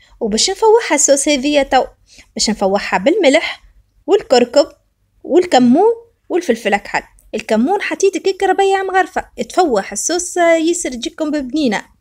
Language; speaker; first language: Arabic; native; Arabic